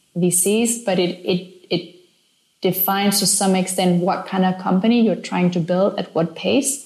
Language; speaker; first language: English; non-native, fluent; Danish